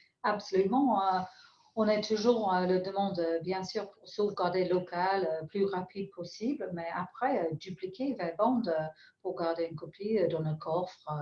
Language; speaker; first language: French; non-native, fluent; English